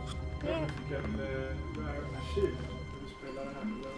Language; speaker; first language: Swedish; native; Swedish